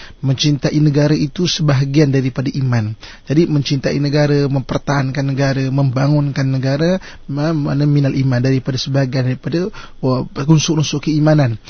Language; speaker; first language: Malay; native; Malay